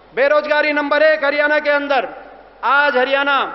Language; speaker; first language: Hindi; native; Hindi